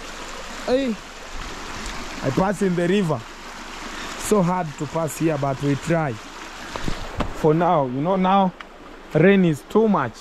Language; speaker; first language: English; non-native, learner; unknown